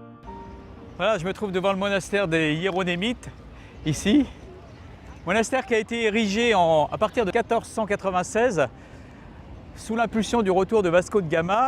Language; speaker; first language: French; native; French